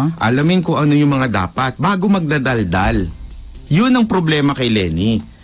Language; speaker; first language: Filipino; native; Filipino